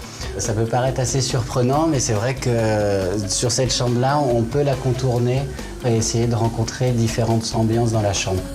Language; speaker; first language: French; native; French